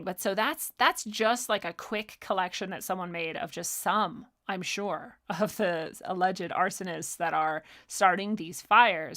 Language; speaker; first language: English; native; English